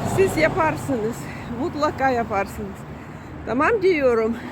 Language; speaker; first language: Turkish; non-native, learner; Russian